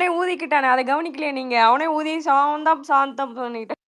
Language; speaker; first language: Tamil; native; Tamil